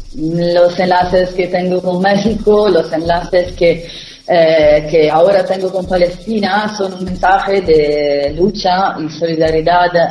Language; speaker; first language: Spanish; non-native, fluent; Italian